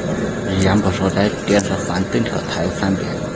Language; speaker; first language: Chinese; native; Chinese